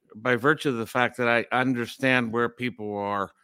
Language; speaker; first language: English; native; English